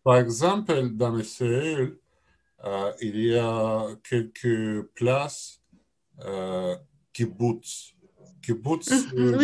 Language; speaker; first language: French; non-native, learner; Russian